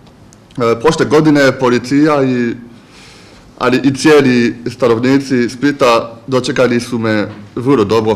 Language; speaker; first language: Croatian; non-native, fluent; French